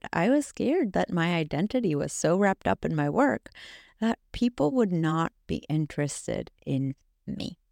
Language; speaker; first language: English; non-native, fluent; Spanish